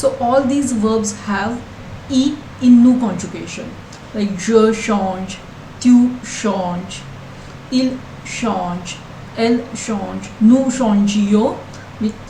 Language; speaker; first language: French; non-native, learner; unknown